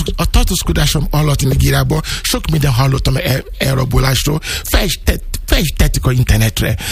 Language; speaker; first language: Hungarian; non-native, learner; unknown